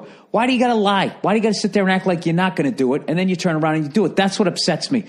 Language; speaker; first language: English; native; English